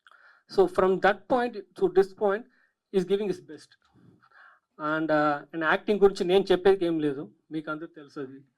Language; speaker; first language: Telugu; non-native, learner; Tamil